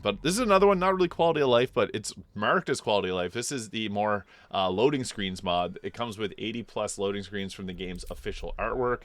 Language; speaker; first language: English; native; English